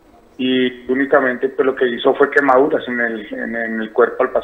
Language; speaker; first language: Spanish; native; Spanish